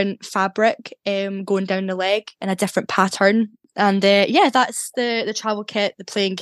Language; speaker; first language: English; native; English